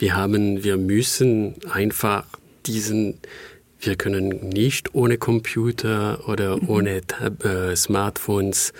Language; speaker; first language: German; non-native, fluent; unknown